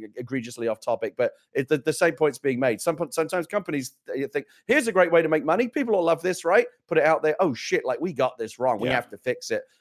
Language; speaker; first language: English; native; English